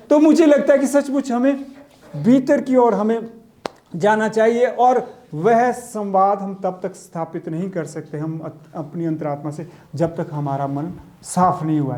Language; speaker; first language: Hindi; native; Hindi